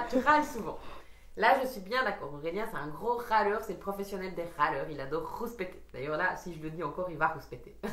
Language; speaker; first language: French; native; French